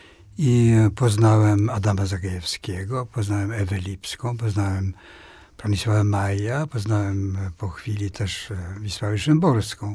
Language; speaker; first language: Polish; non-native, fluent; Swedish